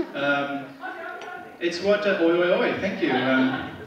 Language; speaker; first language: English; native; English